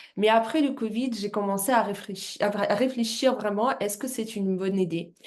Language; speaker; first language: French; non-native, fluent; Russian